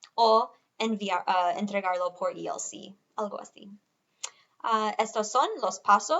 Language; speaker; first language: Spanish; non-native, fluent; English